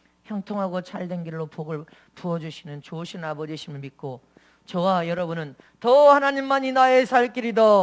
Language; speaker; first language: Korean; native; Korean